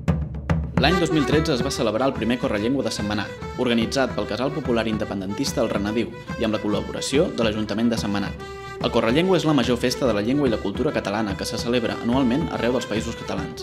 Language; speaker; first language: Catalan; native; Catalan